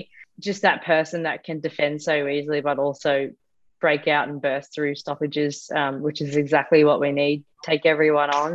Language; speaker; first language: English; native; English